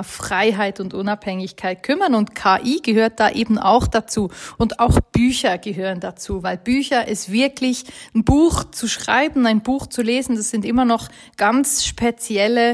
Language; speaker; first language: German; native; German